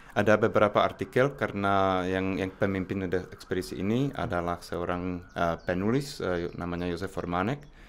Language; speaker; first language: Indonesian; non-native, fluent; Czech